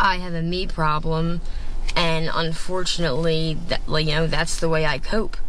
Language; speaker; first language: English; native; English